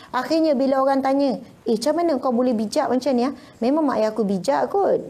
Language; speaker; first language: Malay; native; Malay